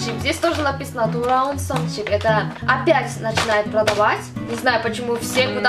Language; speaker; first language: Russian; non-native, learner; Korean